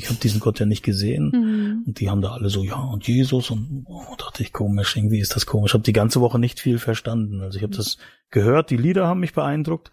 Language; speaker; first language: German; native; German